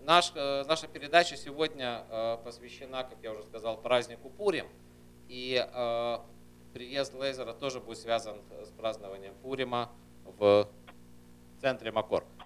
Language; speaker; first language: Russian; native; Russian